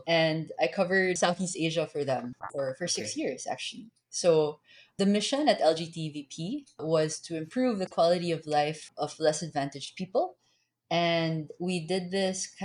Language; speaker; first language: English; non-native, local second language; Filipino